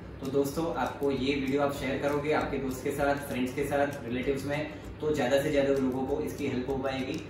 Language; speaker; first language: Hindi; non-native, local second language; Gujarati